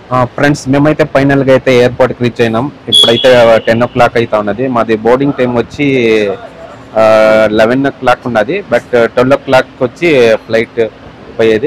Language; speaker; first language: Telugu; native; Telugu